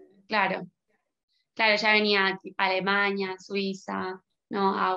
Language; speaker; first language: Spanish; native; Spanish